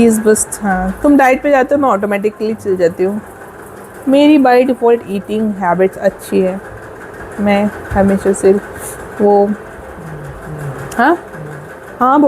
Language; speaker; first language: Hindi; native; Hindi